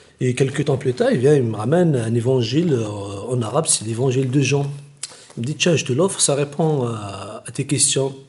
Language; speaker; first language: French; non-native, local second language; Kabyle